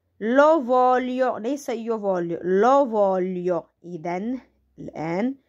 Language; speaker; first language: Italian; non-native, learner; Arabic